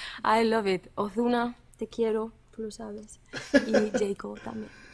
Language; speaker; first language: Spanish; non-native, local second language; Catalan